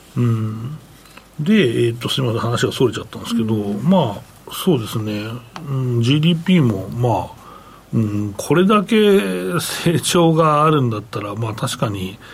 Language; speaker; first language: Japanese; native; Japanese